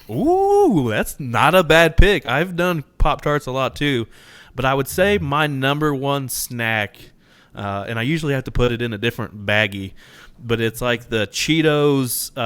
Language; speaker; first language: English; native; English